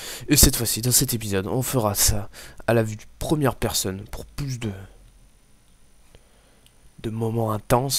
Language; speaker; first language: French; native; French